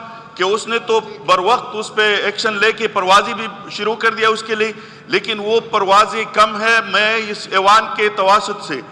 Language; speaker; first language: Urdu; non-native, local second language; Pashto